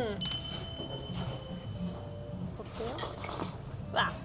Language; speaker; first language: Korean; non-native, learner; Japanese